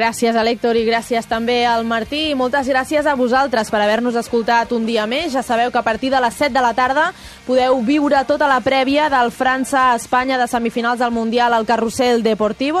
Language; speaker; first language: Catalan; native; Catalan